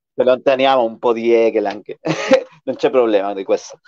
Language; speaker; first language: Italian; non-native, learner; Spanish